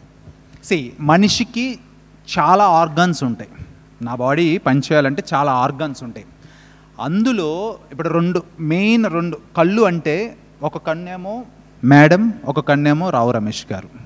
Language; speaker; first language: Telugu; native; Telugu